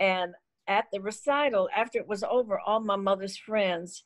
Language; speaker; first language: English; native; English